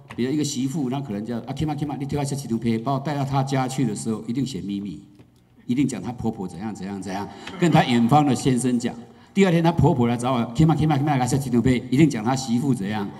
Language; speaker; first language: Chinese; native; Chinese